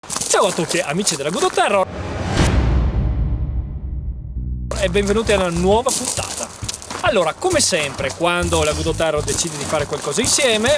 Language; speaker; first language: Italian; native; Italian